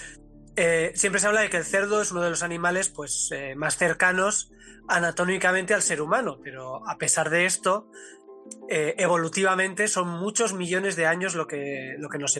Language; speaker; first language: Spanish; native; Spanish